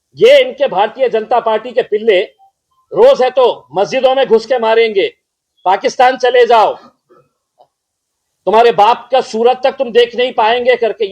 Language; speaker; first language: Hindi; non-native, local second language; Marathi